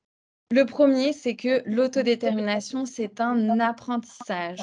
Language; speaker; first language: French; native; French